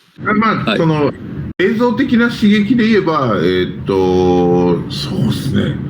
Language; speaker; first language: Japanese; native; Japanese